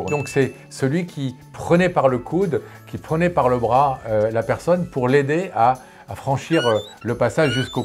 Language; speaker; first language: French; native; French